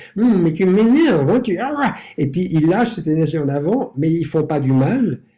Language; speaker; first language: French; non-native, fluent; English